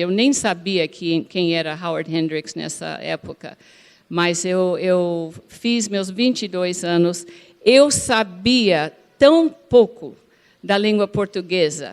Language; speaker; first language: Portuguese; non-native, fluent; English